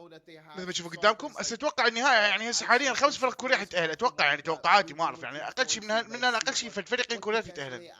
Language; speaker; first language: Arabic; native; Arabic